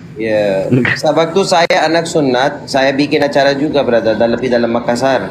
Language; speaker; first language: Indonesian; non-native, learner; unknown